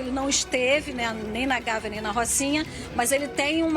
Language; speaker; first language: Portuguese; native; Portuguese